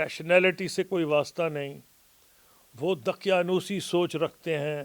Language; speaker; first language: Urdu; native; Urdu